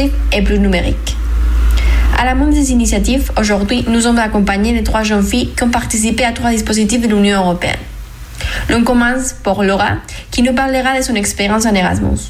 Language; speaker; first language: French; non-native, fluent; Spanish